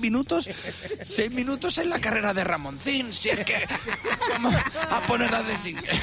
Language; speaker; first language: Spanish; native; Spanish